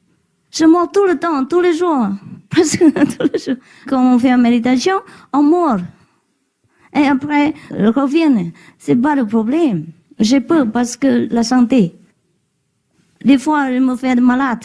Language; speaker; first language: French; non-native, learner; Vietnamese